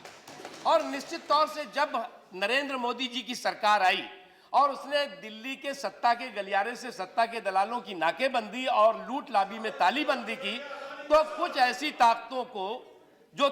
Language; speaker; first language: Hindi; native; Hindi